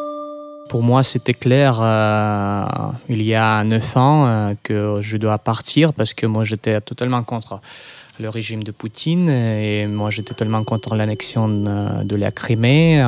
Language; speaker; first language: French; non-native, fluent; Russian